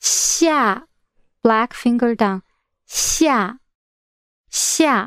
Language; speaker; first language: Chinese; non-native, learner; English